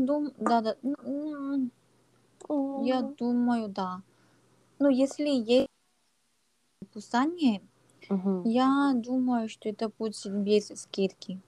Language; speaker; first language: Russian; non-native, learner; Korean